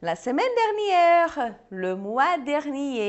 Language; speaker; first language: French; non-native, fluent; Portuguese